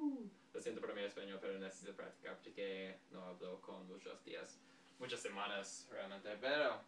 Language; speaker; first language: Spanish; non-native, learner; English